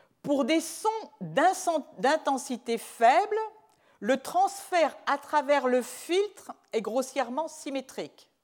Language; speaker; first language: French; native; French